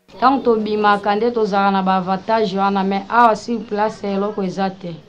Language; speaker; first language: Lingala; native; Lingala